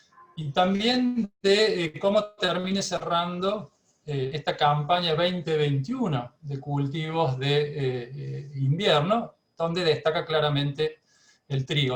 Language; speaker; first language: Spanish; native; Spanish